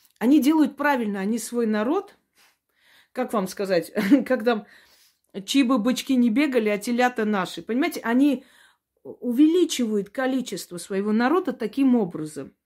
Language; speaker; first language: Russian; non-native, local second language; Armenian